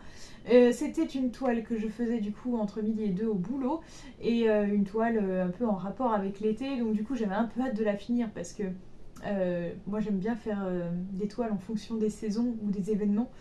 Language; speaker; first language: French; native; French